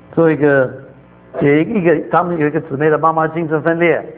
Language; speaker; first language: Chinese; native; Chinese